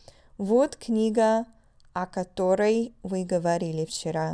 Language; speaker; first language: Russian; non-native, fluent; English